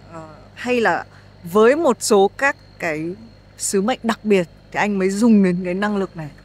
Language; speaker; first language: Vietnamese; native; Vietnamese